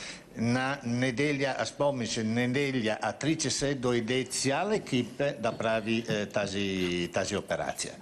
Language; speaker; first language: Bulgarian; non-native, learner; Italian